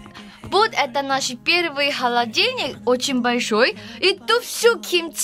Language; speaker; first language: Russian; non-native, fluent; Korean